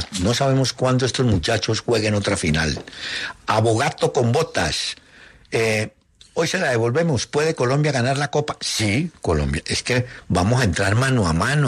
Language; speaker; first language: Spanish; native; Spanish